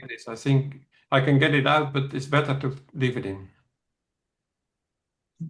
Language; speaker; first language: English; non-native, fluent; Dutch